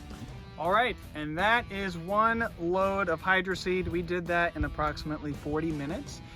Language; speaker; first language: English; native; English